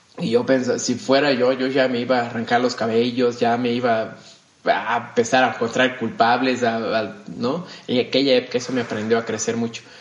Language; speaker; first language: Spanish; non-native, fluent; Portuguese